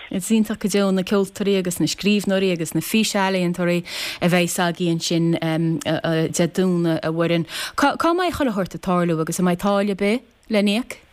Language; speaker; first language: Irish; native; Irish